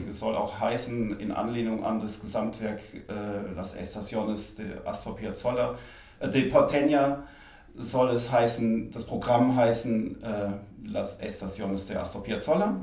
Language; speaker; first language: German; native; German